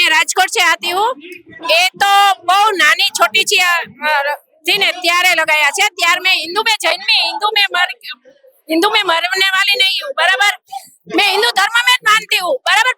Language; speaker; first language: Hindi; non-native, local second language; Gujarati